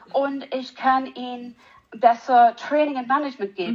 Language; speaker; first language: German; non-native, learner; English